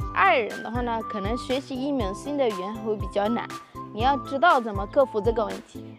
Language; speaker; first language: Chinese; non-native, fluent; Arabic